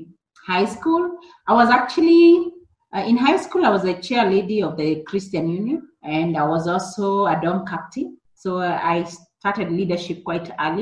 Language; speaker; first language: English; non-native, local second language; Kikuyu